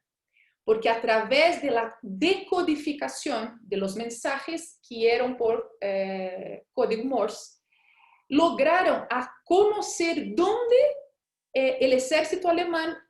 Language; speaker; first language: Spanish; non-native, fluent; Portuguese